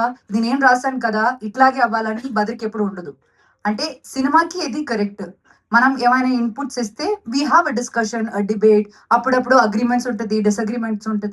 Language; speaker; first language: Telugu; non-native, fluent; Malayalam